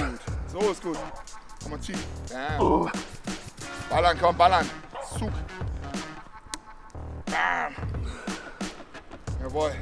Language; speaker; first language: German; native; German